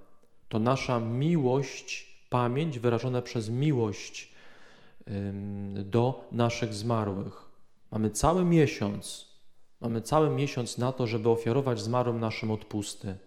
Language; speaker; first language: Polish; native; Polish